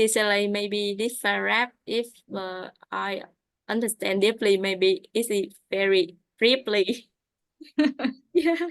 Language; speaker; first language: English; non-native, learner; Vietnamese